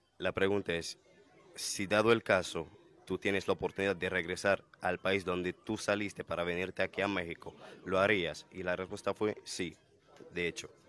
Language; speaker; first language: Spanish; non-native, fluent; Haitian Creole